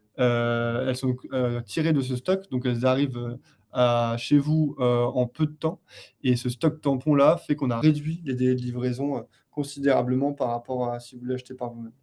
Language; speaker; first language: French; native; French